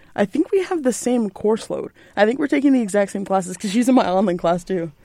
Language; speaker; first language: English; native; English